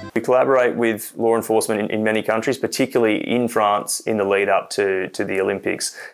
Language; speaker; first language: English; native; English